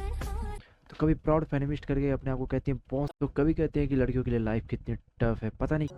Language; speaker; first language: Hindi; native; Hindi